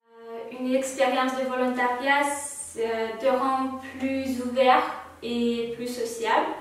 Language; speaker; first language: French; non-native, fluent; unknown